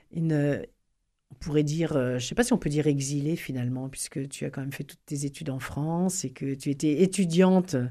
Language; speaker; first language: French; native; French